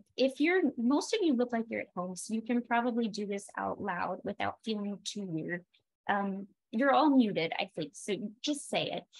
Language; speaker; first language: English; native; English